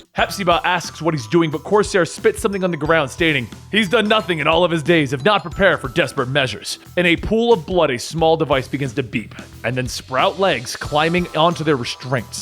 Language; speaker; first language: English; native; English